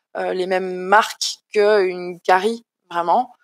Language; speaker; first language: French; native; French